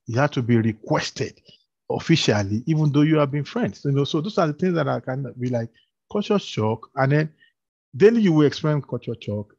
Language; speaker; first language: English; non-native, local second language; Yoruba